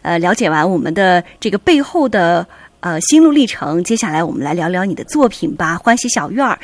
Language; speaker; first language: Chinese; native; Chinese